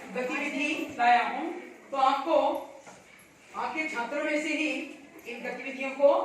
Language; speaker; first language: Hindi; non-native, local second language; Kannada